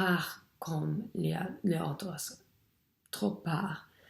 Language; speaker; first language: French; non-native, learner; English